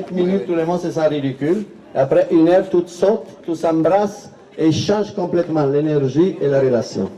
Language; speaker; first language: French; non-native, fluent; Italian